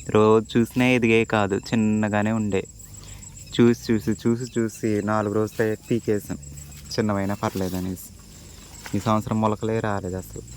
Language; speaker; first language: Telugu; native; Telugu